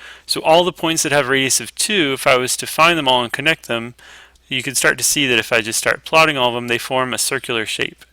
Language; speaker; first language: English; native; English